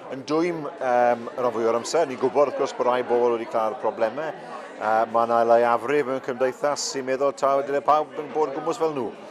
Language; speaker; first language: Welsh; native; Welsh